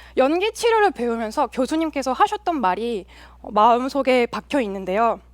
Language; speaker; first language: Korean; early bilingual, heritage; Korean